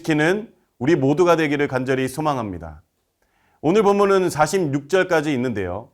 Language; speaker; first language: Korean; native; Korean